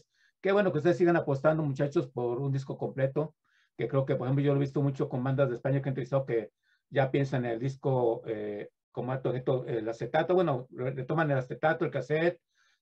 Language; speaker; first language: Spanish; native; Spanish